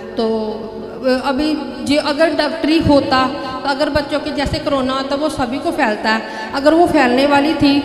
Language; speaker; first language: Hindi; native; Hindi